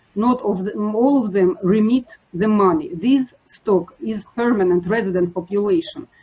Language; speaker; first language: English; non-native, fluent; Russian